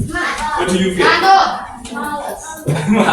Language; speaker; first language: English; non-native, fluent; Indonesian